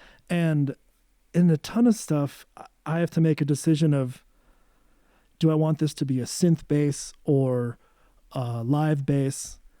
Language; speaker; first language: English; native; English